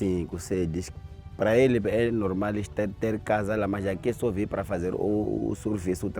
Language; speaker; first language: Portuguese; non-native, local second language; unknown